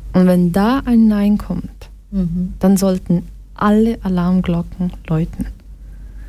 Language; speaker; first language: German; early bilingual, other home language; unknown